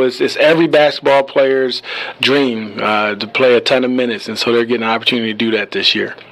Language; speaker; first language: English; native; English